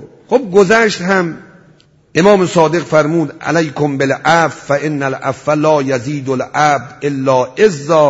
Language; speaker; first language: Persian; native; Persian